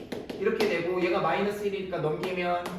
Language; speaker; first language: Korean; native; Korean